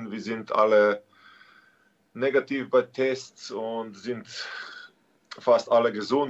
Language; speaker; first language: German; non-native, learner; Slovenian